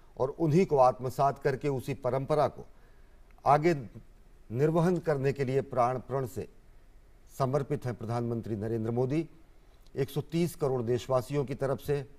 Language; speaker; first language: Hindi; native; Hindi